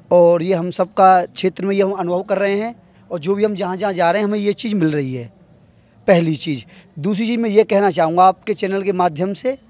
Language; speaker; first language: Hindi; native; Hindi